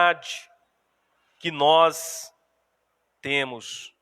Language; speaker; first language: Portuguese; native; Portuguese